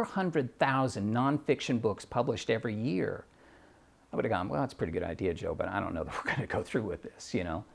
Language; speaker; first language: English; native; English